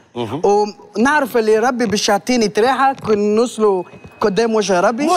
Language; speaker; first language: Arabic; early bilingual, other home language; French